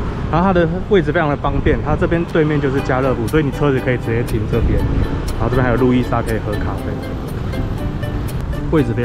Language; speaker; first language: Chinese; native; Chinese